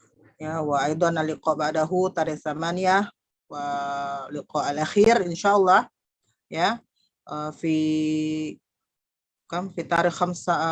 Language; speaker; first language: Arabic; non-native, fluent; Indonesian